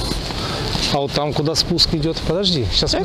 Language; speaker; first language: Russian; native; Russian